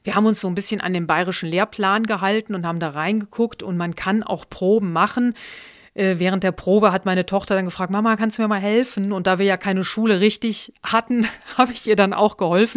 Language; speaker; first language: German; native; German